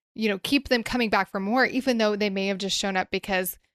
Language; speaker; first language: English; native; English